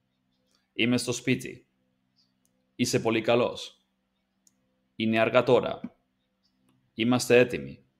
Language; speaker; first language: Greek; non-native, learner; English